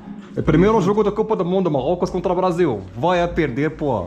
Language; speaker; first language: Portuguese; non-native, learner; Arabic